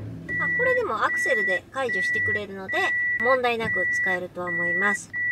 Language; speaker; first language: Japanese; native; Japanese